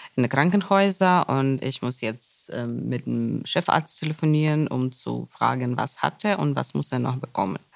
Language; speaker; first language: German; non-native, fluent; Ukrainian